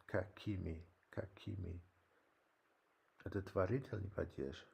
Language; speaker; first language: Russian; non-native, learner; English